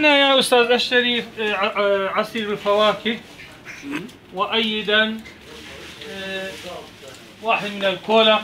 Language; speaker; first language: Arabic; non-native, learner; Indonesian